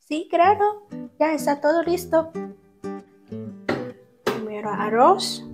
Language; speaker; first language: Spanish; non-native, learner; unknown